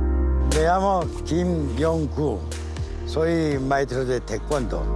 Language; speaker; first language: Spanish; non-native, learner; Korean